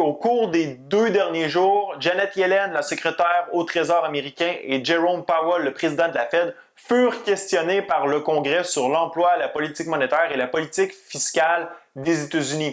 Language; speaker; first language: French; native; French